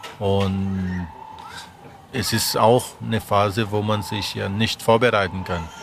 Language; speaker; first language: German; non-native, fluent; Portuguese